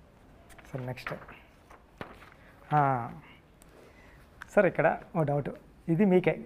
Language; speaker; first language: Telugu; native; Telugu